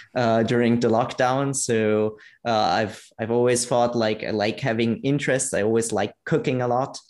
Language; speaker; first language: English; non-native, fluent; Italian